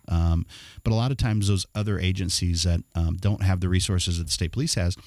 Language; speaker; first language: English; native; English